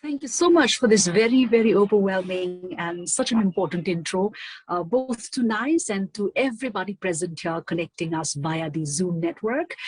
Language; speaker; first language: English; non-native, local second language; Nepali